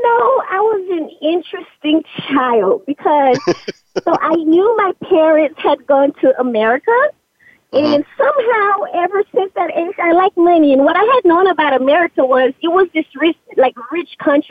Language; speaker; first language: English; early bilingual, other home language; Haitian Creole